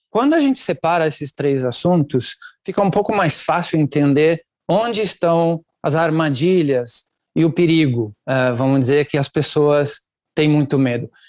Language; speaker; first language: Portuguese; non-native, fluent; Italian